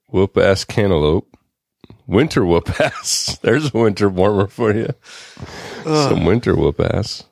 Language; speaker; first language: English; native; English